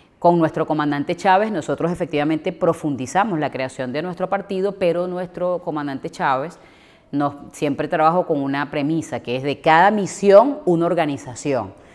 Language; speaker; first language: Spanish; native; Spanish